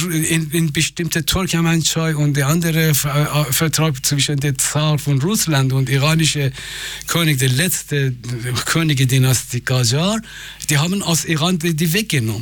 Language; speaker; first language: German; non-native, fluent; Persian